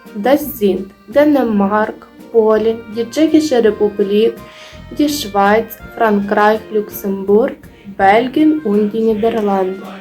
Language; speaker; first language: German; non-native, learner; Ukrainian